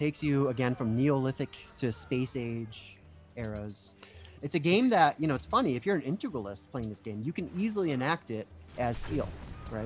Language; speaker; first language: English; native; English